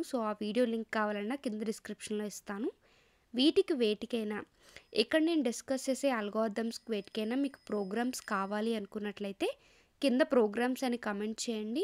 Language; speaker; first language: Telugu; native; Telugu